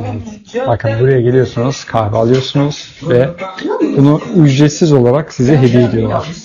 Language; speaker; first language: Turkish; native; Turkish